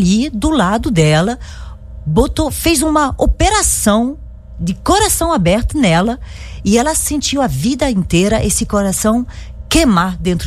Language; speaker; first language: Portuguese; non-native, fluent; French